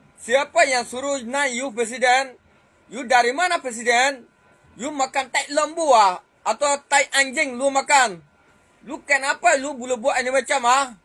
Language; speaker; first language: Malay; non-native, fluent; Rohingya